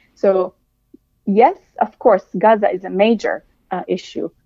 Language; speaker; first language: English; non-native, fluent; Arabic